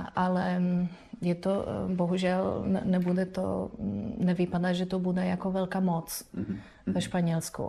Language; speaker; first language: Czech; non-native, fluent; Spanish